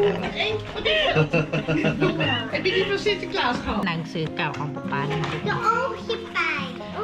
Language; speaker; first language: Dutch; non-native, learner; Thai